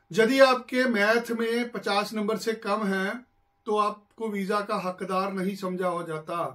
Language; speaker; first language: Hindi; non-native, local second language; Punjabi